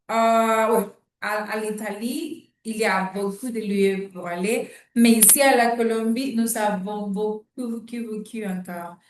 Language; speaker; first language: French; non-native, learner; Spanish